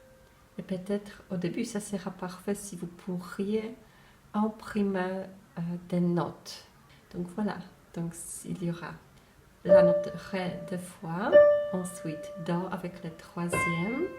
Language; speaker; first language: French; non-native, fluent; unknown